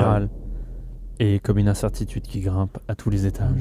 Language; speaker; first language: French; native; French